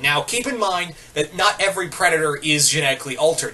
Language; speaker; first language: English; native; English